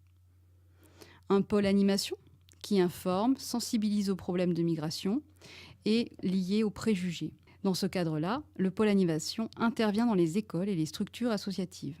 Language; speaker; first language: French; non-native, learner; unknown